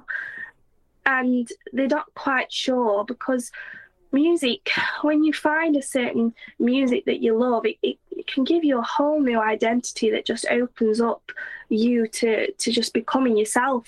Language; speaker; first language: English; native; English